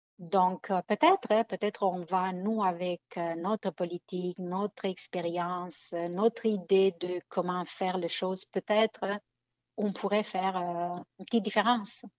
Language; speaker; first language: French; non-native, fluent; Romanian